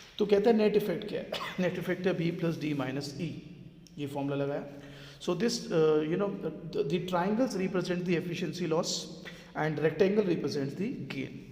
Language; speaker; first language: Hindi; native; Hindi